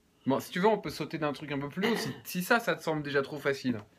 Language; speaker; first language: French; native; French